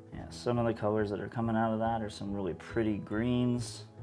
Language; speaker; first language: English; native; English